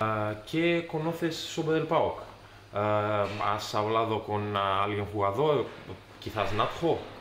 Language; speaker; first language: Spanish; non-native, learner; Greek